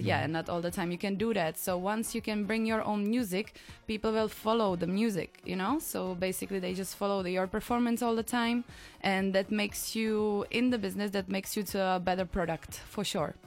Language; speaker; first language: English; non-native, fluent; Czech